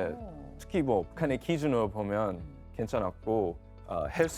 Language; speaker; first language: Korean; non-native, fluent; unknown